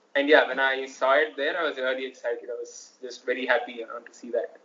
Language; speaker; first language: English; non-native, local second language; Telugu